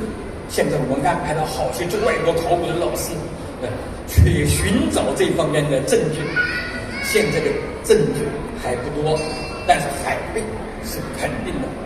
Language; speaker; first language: Chinese; native; Chinese